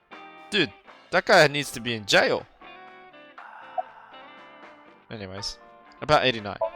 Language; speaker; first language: English; native; English